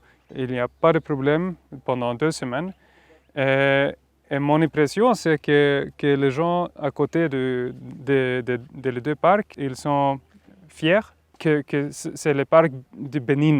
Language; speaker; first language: French; non-native, fluent; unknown